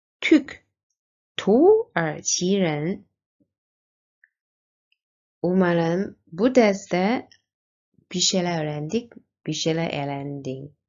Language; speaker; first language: Turkish; non-native, learner; Chinese